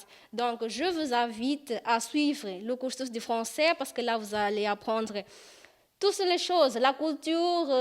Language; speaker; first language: French; non-native, fluent; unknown